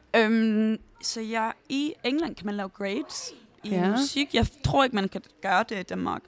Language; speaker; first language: Danish; early bilingual, heritage; Danish